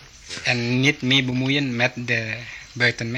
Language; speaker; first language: Dutch; early bilingual, heritage; Dutch